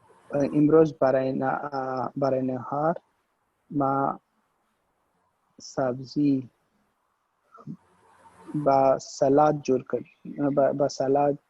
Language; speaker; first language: Persian; non-native, learner; Urdu